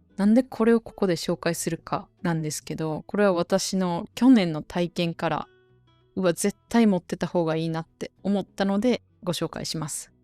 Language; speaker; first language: Japanese; native; Japanese